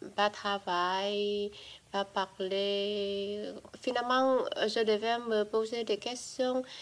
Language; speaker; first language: French; non-native, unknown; Vietnamese